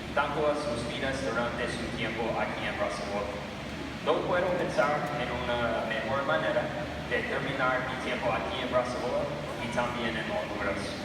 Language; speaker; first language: Spanish; non-native, fluent; English